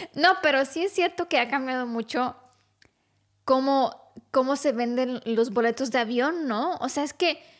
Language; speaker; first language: Spanish; non-native, fluent; Romanian